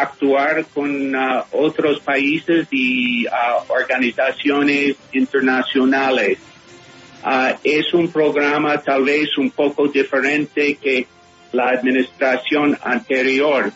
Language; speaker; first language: Spanish; non-native, fluent; English